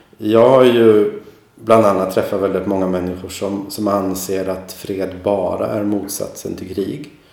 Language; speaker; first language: Swedish; native; Swedish